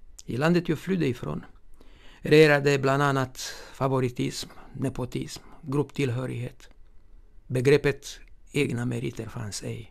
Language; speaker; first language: Swedish; non-native, fluent; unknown